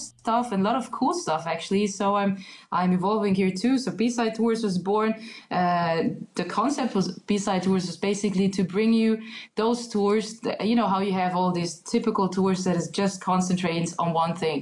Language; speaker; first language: English; non-native, fluent; Hungarian